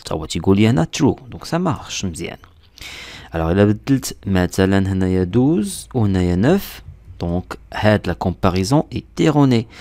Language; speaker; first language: French; non-native, local second language; Arabic